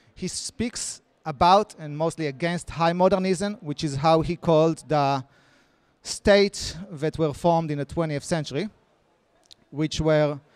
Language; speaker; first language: English; non-native, fluent; Hebrew